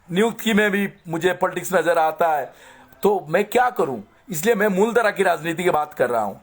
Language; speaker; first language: Hindi; non-native, local second language; Bangla